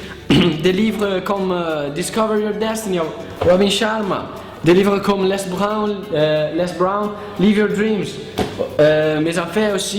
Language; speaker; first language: French; non-native, learner; Italian